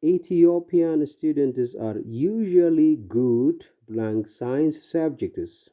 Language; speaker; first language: English; non-native, local second language; Amharic